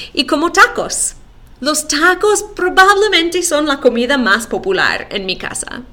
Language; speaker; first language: Spanish; non-native, fluent; English